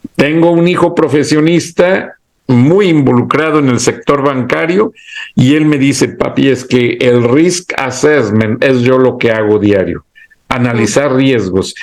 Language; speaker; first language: Spanish; native; Spanish